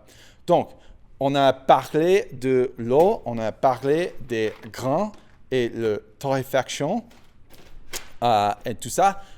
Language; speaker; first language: French; non-native, fluent; English